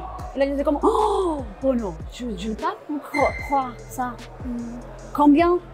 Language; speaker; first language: French; non-native, learner; Spanish